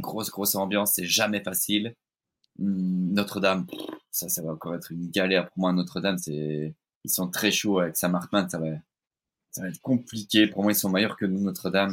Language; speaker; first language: French; native; French